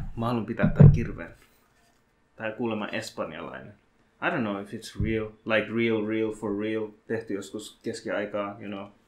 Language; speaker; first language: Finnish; early bilingual, other home language; Bangla